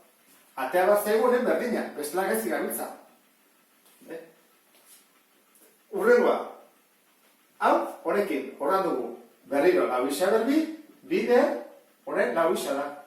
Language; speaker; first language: Basque; native; Basque